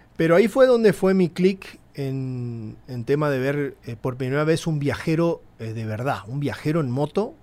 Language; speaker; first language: Spanish; native; Spanish